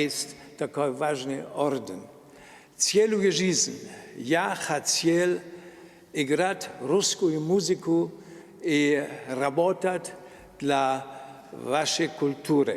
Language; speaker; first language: Russian; non-native, learner; German